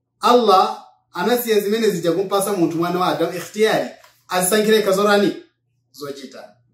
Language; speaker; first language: Nyanja; non-native, local second language; Yao